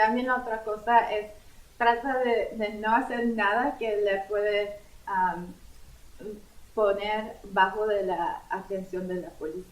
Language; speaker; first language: Spanish; non-native, fluent; English